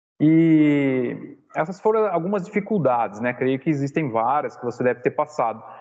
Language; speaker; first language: Portuguese; native; Portuguese